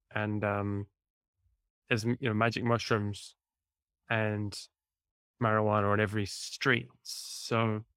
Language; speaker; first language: English; native; English